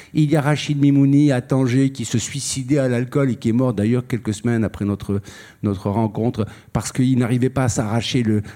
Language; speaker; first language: French; native; French